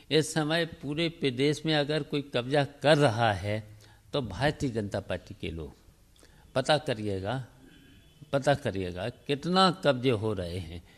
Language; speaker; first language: Hindi; native; Hindi